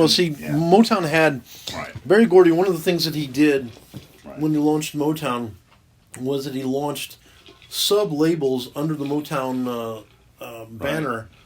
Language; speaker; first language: English; native; English